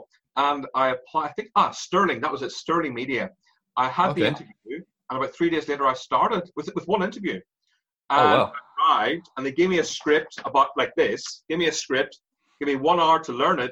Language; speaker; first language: English; native; English